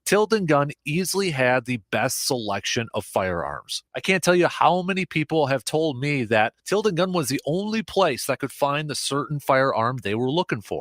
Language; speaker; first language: English; native; English